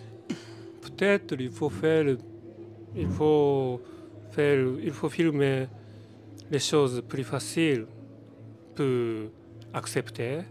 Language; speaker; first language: French; non-native, learner; Japanese